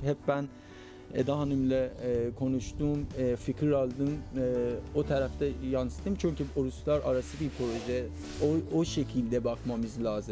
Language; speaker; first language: Turkish; non-native, fluent; Persian